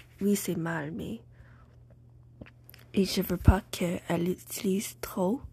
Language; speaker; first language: French; non-native, learner; English